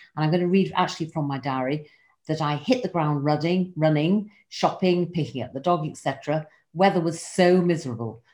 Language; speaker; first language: English; native; English